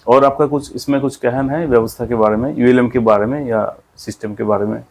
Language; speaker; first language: Hindi; non-native, local second language; Bangla